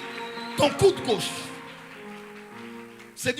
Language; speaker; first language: French; non-native, local second language; Lingala